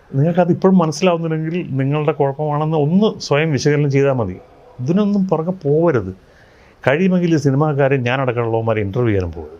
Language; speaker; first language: Malayalam; native; Malayalam